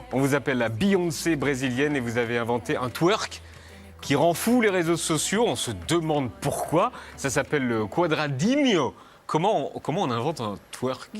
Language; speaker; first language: French; native; French